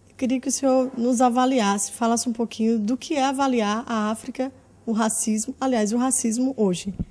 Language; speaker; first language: Portuguese; native; Portuguese